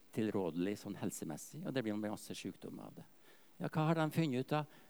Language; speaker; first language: Norwegian; native; Norwegian